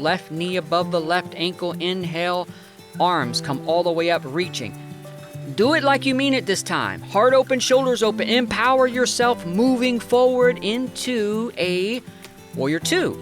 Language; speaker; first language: English; native; English